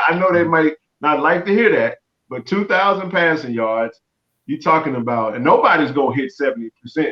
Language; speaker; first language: English; native; English